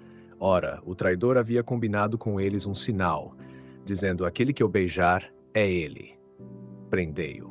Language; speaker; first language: Portuguese; native; Portuguese